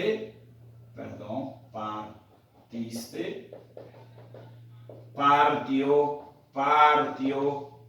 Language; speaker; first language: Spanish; non-native, fluent; Portuguese